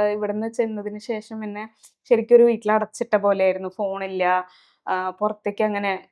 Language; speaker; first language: Malayalam; early bilingual, heritage; Malayalam